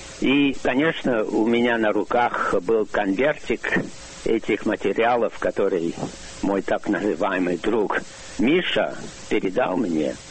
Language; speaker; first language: Russian; non-native, fluent; English